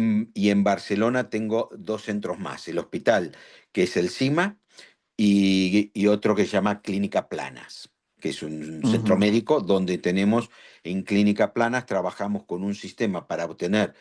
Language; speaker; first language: Spanish; native; Spanish